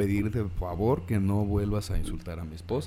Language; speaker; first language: Spanish; native; Spanish